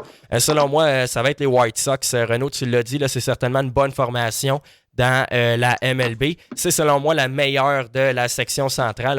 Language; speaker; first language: French; native; French